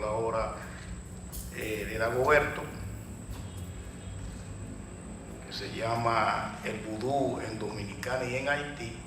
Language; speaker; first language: Spanish; native; Spanish